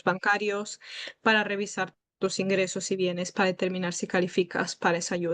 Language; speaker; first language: Spanish; native; Spanish